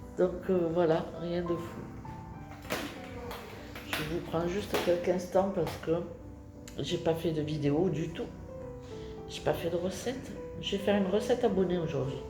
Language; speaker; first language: French; native; French